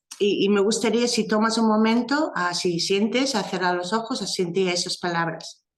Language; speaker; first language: Spanish; non-native, fluent; English